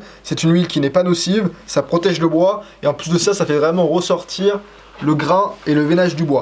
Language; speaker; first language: French; native; French